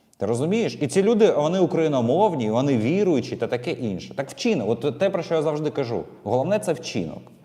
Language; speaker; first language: Ukrainian; non-native, local second language; Russian